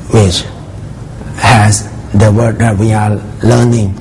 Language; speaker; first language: English; non-native, fluent; Thai